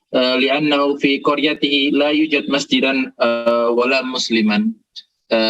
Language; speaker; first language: Arabic; non-native, learner; Indonesian